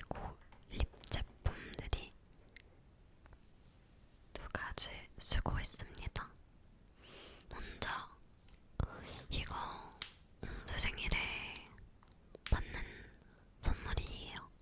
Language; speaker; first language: Korean; non-native, learner; English